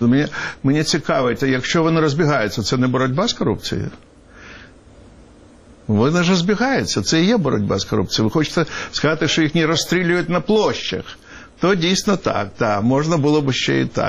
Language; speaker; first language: Ukrainian; non-native, local second language; Russian